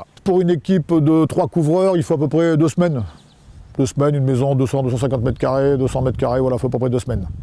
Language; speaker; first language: French; native; French